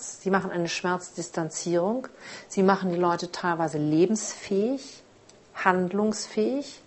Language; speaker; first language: German; native; German